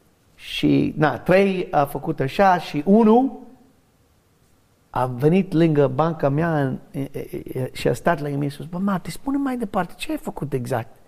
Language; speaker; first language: Romanian; non-native, learner; English